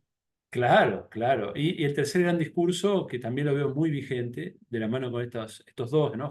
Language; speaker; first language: Spanish; native; Spanish